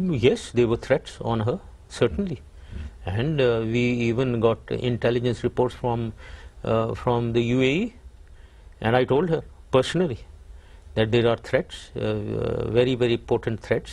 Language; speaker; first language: English; non-native, local second language; Urdu